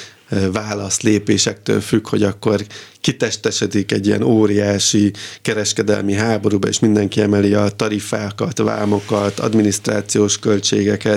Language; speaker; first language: Hungarian; native; Hungarian